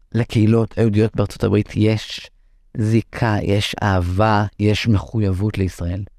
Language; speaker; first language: Hebrew; non-native, local second language; English